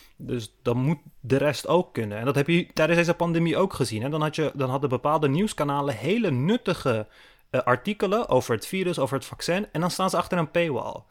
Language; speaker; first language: Dutch; early bilingual, other home language; Turkish